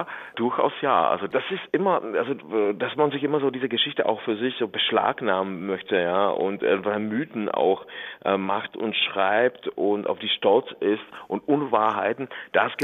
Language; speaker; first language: German; non-native, fluent; Czech